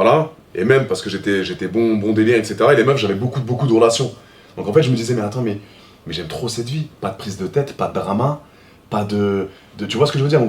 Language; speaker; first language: French; native; French